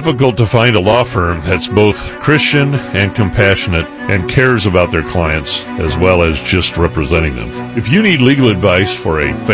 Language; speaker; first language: English; native; English